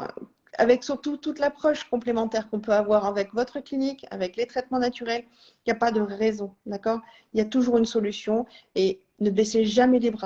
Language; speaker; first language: French; native; French